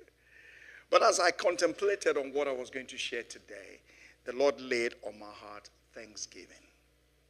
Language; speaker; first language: English; non-native, local second language; Yoruba